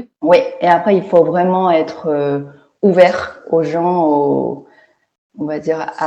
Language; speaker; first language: French; non-native, fluent; Chinese